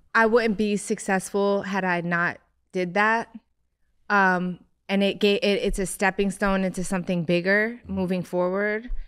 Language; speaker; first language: English; native; English